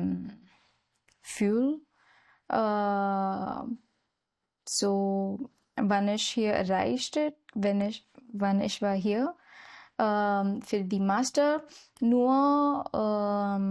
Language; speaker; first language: German; non-native, learner; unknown